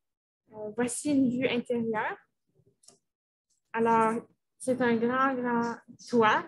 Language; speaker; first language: French; native; French